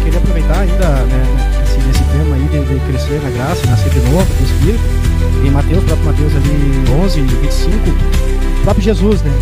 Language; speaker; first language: Portuguese; native; Portuguese